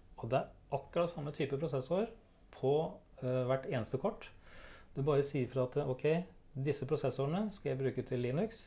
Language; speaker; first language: Norwegian; native; Norwegian